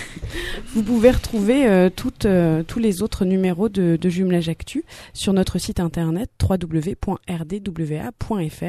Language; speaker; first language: French; native; French